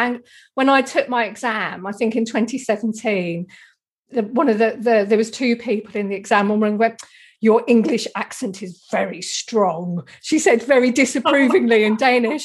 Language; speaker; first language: English; native; English